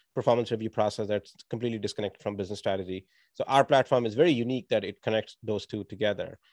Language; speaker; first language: English; non-native, local second language; Tamil